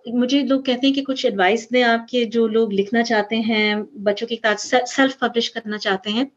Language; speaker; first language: Urdu; early bilingual, heritage; Urdu